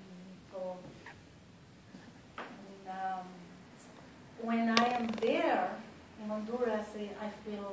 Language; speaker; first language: English; non-native, fluent; Spanish